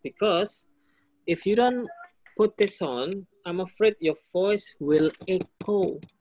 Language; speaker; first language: English; non-native, fluent; Indonesian